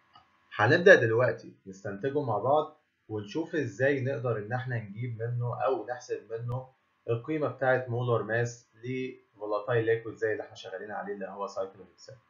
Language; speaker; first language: Arabic; native; Arabic